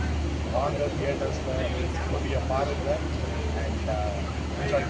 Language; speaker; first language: Tamil; non-native, local second language; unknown